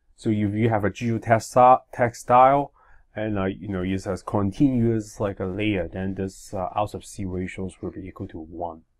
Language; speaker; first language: English; non-native, fluent; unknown